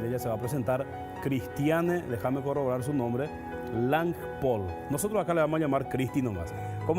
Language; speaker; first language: Spanish; native; Spanish